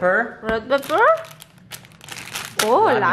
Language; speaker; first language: Korean; early bilingual, heritage; English